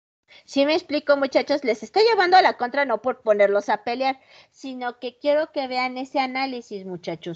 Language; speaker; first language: Spanish; native; Spanish